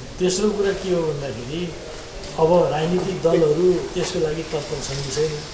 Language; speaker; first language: Nepali; native; Nepali